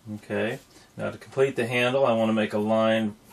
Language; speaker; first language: English; native; English